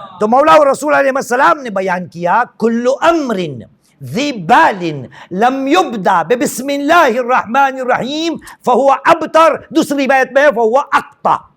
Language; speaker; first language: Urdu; non-native, local second language; Gujarati